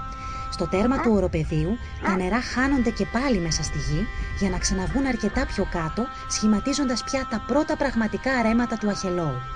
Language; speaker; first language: Greek; native; Greek